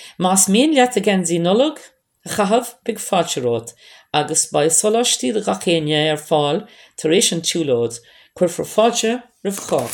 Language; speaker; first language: Irish; non-native, local second language; English